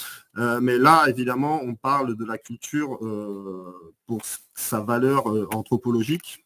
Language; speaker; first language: French; native; French